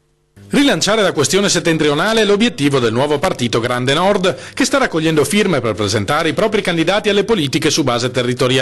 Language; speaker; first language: Italian; native; Italian